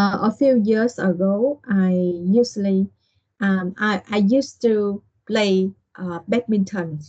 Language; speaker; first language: English; non-native, learner; Vietnamese